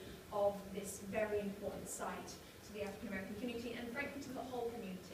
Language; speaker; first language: English; native; English